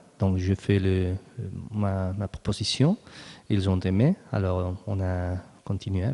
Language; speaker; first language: French; non-native, learner; Spanish